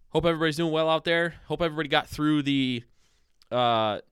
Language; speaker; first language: English; early bilingual, other home language; Italian